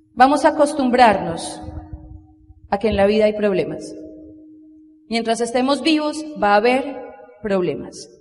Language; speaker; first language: Spanish; native; Spanish